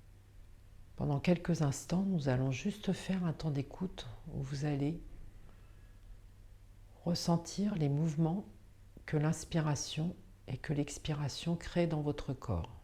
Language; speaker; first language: French; native; French